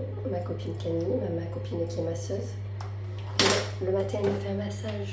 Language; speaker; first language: French; native; French